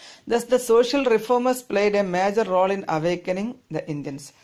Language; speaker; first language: English; non-native, local second language; Malayalam